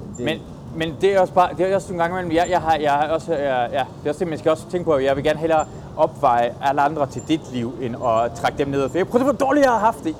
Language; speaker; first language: Danish; early bilingual, other home language; Persian